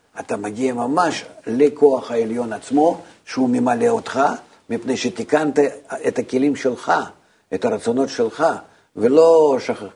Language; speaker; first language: Hebrew; non-native, fluent; Russian